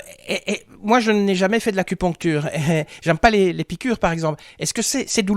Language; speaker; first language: French; native; French